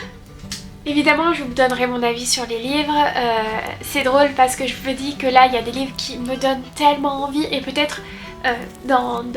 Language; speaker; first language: French; native; French